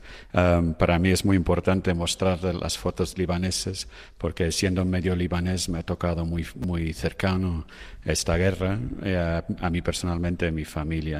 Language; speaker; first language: Spanish; non-native, fluent; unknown